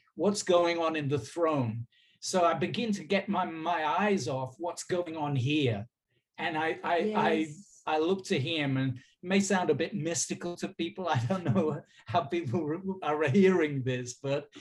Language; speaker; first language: English; native; English